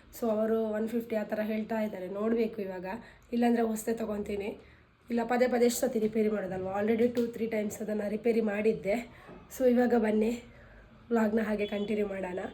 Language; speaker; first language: Kannada; non-native, local second language; Tulu